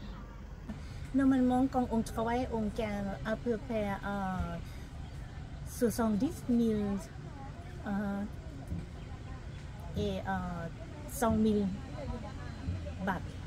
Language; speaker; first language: French; non-native, fluent; Thai